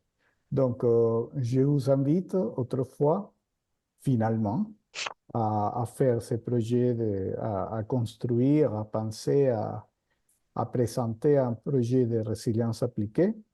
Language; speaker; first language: French; non-native, fluent; Spanish